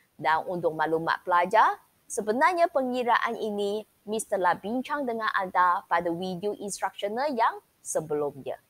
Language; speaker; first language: Malay; non-native, local second language; Chinese